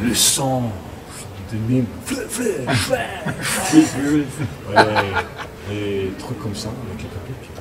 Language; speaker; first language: French; non-native, learner; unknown